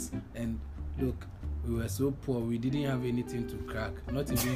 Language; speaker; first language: English; non-native, local second language; Akan